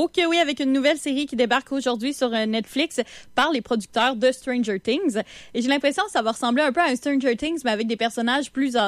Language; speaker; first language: French; native; French